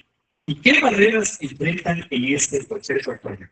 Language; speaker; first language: Spanish; native; Spanish